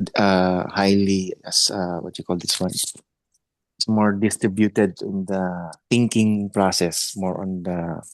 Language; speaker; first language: English; non-native, local second language; Filipino